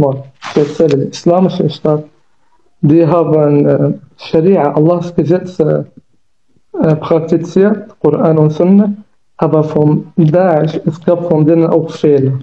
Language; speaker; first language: German; non-native, learner; Kurdish